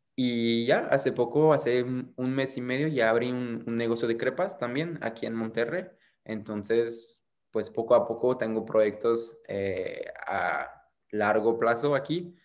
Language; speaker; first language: Spanish; non-native, fluent; French